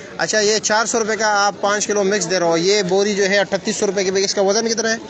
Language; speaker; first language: Urdu; non-native, local second language; Pashto